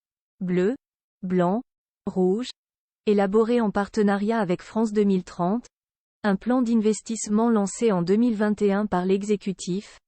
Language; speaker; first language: French; native; French